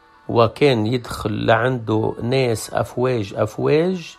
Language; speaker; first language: Arabic; native; Arabic